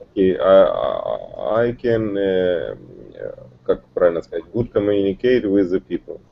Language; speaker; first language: English; non-native, learner; Russian